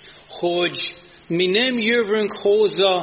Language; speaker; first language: Hungarian; non-native, fluent; English